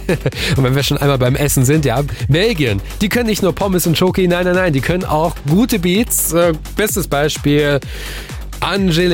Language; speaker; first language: German; native; German